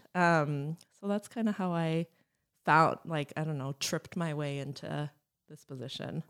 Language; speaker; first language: English; native; English